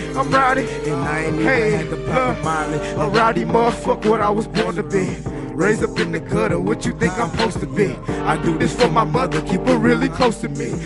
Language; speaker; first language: English; native; English